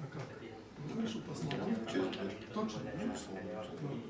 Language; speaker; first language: Russian; non-native, learner; Serbian